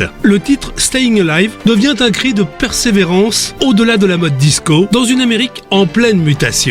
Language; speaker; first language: French; native; French